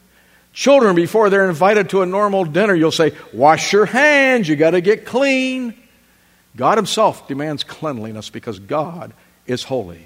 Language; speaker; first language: English; native; English